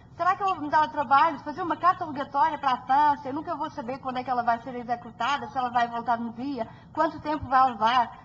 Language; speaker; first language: Portuguese; early bilingual, heritage; Portuguese